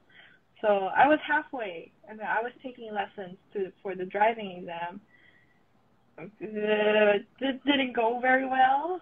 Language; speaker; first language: English; non-native, local second language; Filipino